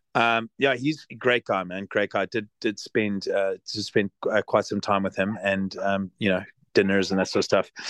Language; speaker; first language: English; native; English